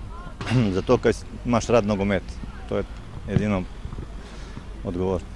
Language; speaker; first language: Slovenian; non-native, learner; Croatian